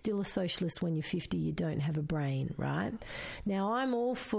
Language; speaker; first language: English; non-native, local second language; Croatian